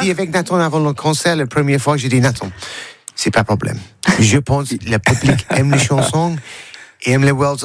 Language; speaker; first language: French; non-native, learner; English